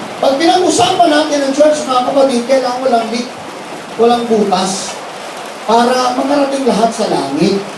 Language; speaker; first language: Filipino; non-native, local second language; Cebuano